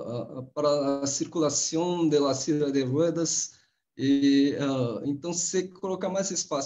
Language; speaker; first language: Spanish; non-native, fluent; Portuguese